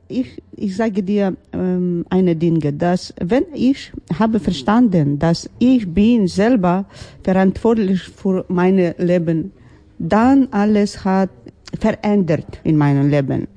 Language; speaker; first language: German; non-native, learner; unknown